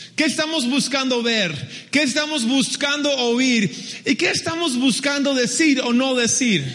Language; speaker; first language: Spanish; early bilingual, other home language; English